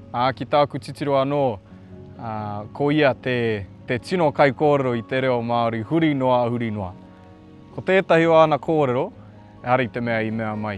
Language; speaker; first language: Māori; non-native, local second language; English